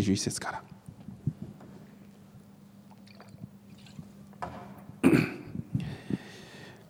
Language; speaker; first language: Japanese; non-native, fluent; Korean